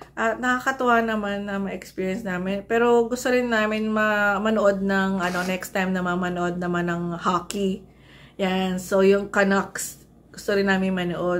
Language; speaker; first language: Filipino; non-native, local second language; Cebuano